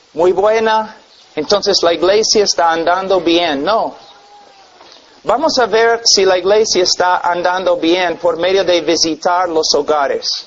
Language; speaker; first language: Spanish; non-native, fluent; English